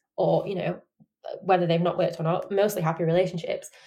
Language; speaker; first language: English; native; English